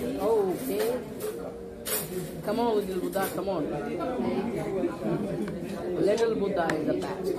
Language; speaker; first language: English; non-native, learner; Hindi